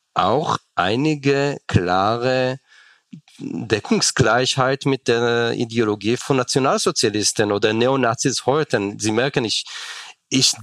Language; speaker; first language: German; non-native, fluent; Hebrew